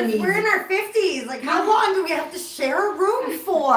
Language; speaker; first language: English; native; English